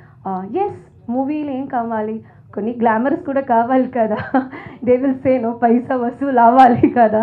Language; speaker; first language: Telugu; non-native, learner; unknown